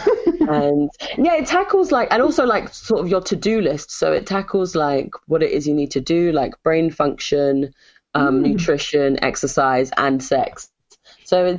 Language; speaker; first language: English; native; English